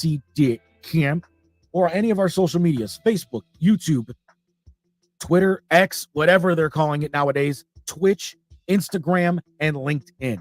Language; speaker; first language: English; native; English